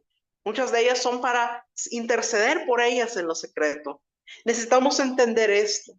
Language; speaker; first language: Spanish; native; Spanish